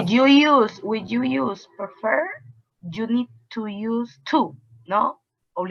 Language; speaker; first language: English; non-native, learner; Spanish